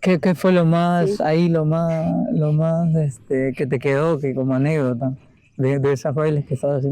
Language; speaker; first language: Spanish; native; Spanish